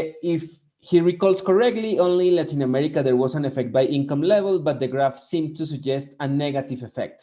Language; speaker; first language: English; non-native, fluent; Spanish